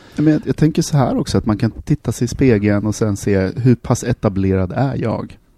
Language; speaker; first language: Swedish; native; Swedish